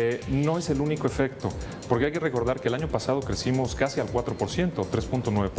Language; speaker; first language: Spanish; native; Spanish